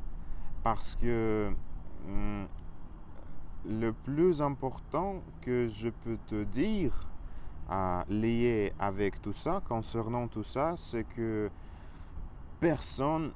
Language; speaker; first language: French; non-native, learner; Russian